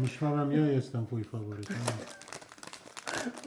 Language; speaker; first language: Polish; non-native, learner; Turkish